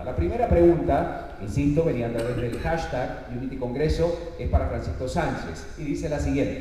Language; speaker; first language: Spanish; native; Spanish